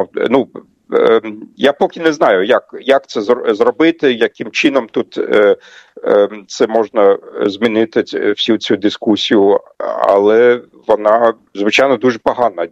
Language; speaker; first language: Ukrainian; non-native, fluent; German